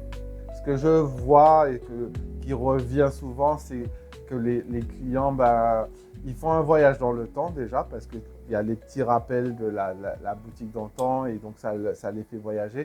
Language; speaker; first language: French; native; French